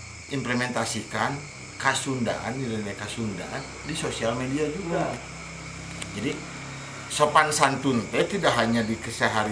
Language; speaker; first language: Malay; non-native, local second language; Sundanese